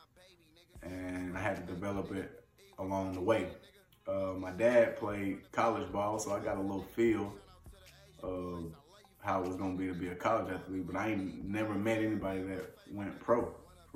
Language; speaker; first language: English; native; English